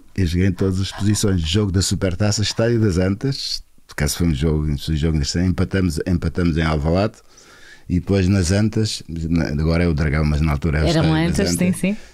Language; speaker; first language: Portuguese; non-native, local second language; Kabuverdianu